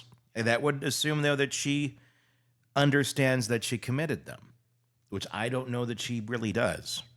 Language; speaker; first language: English; native; English